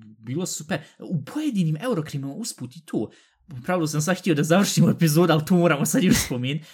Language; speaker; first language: Bosnian; native; Bosnian